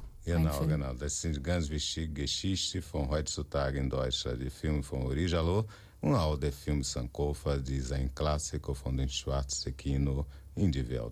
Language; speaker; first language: German; non-native, fluent; Portuguese